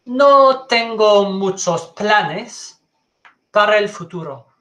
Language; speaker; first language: Spanish; non-native, learner; English